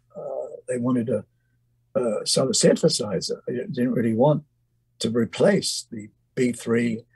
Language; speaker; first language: English; native; English